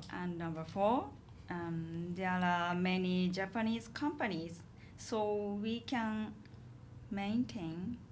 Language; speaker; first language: English; non-native, learner; Japanese